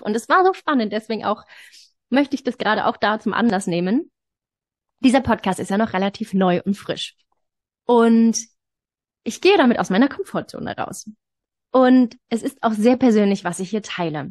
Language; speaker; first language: German; native; German